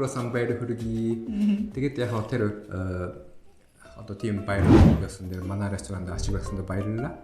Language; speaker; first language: Mongolian; non-native, fluent; Japanese